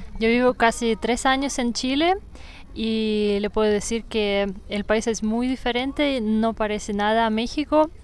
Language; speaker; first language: Spanish; non-native, fluent; Russian